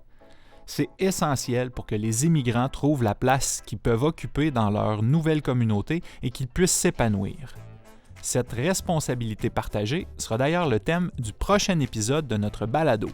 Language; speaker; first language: French; native; French